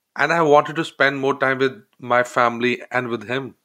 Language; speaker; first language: English; non-native, local second language; Hindi